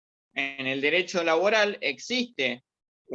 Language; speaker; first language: Spanish; native; Spanish